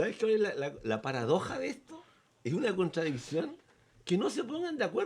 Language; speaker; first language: Spanish; native; Spanish